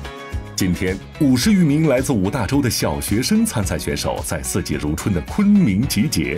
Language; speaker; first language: Chinese; native; Chinese